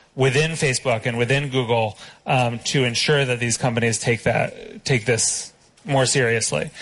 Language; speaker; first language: English; native; English